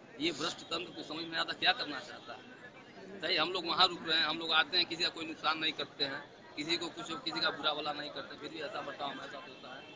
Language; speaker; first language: Hindi; native; Hindi